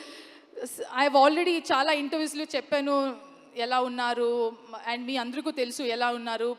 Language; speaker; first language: Telugu; non-native, learner; Tulu